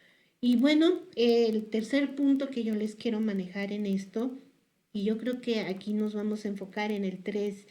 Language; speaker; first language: Spanish; native; Spanish